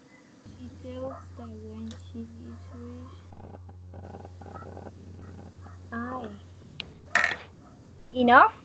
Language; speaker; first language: English; non-native, learner; Spanish